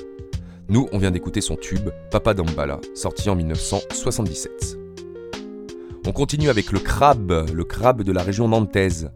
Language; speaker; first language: French; native; French